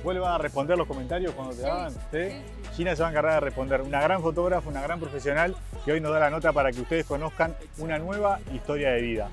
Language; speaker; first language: Spanish; native; Spanish